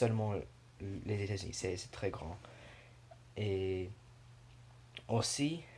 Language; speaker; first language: French; non-native, learner; English